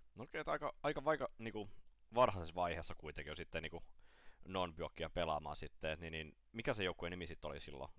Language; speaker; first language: Finnish; native; Finnish